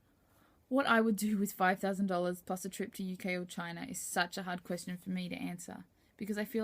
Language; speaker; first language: English; native; English